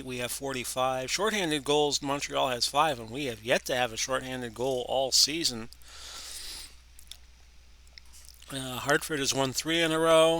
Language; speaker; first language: English; native; English